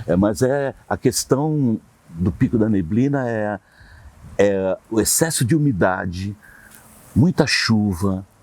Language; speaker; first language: Portuguese; native; Portuguese